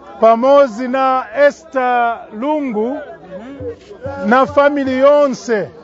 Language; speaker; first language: Nyanja; native; Nyanja